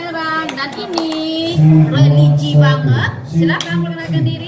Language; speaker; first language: Indonesian; native; Indonesian